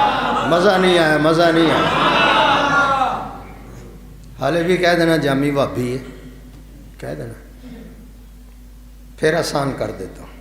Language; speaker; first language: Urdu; non-native, local second language; Punjabi